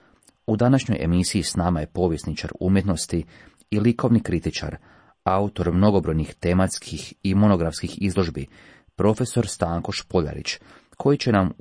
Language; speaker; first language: Croatian; native; Croatian